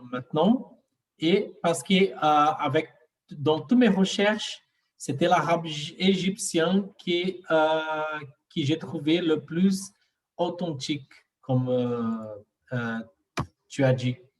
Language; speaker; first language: French; non-native, learner; Portuguese